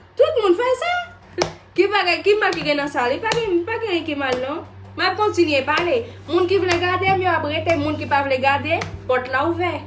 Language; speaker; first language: Haitian Creole; non-native, fluent; Portuguese